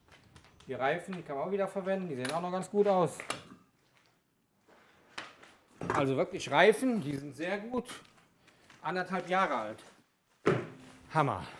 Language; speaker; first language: German; native; German